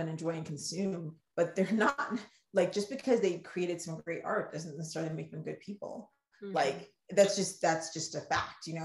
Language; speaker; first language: English; native; English